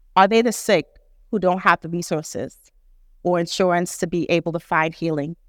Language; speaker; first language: English; native; English